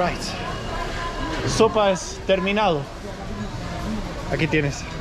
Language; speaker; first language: Spanish; non-native, learner; Danish